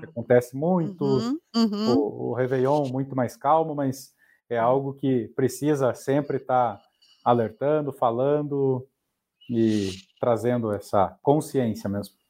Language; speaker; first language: Portuguese; native; Portuguese